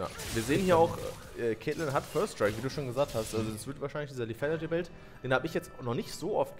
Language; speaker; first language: German; native; German